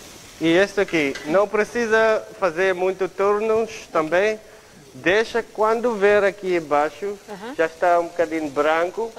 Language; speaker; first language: Portuguese; non-native, learner; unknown